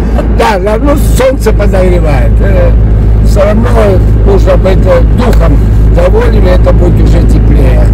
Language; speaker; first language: Russian; early bilingual, heritage; Spanish